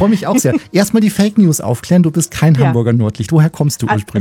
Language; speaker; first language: German; native; German